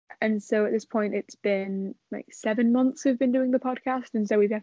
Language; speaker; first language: English; native; English